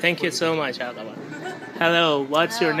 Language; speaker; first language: English; non-native, fluent; Persian